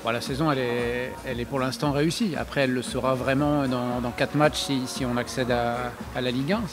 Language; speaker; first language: French; native; French